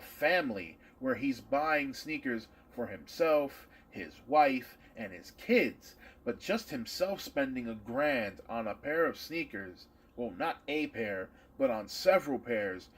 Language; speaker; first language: English; native; English